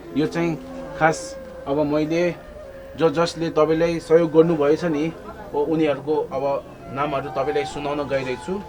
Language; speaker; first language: Nepali; non-native, local second language; Tibetan